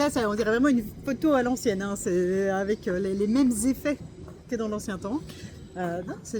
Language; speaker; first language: French; native; French